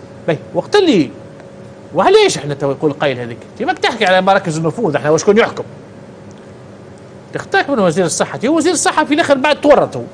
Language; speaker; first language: Arabic; native; Arabic